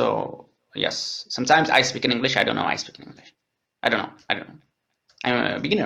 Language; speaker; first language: English; non-native, learner; French